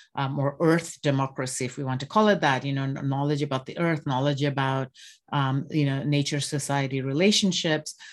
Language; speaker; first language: English; non-native, local second language; Bangla